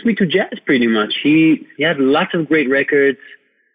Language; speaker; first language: English; non-native, fluent; Hebrew